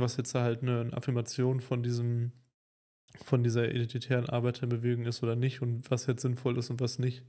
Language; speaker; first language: German; native; German